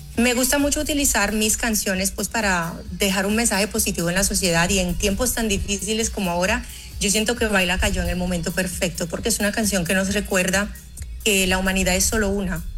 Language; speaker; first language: Spanish; early bilingual, other home language; Haitian Creole